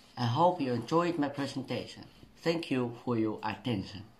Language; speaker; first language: English; non-native, learner; Chinese